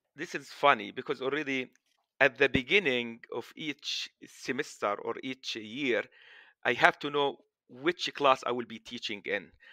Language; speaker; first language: English; non-native, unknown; Arabic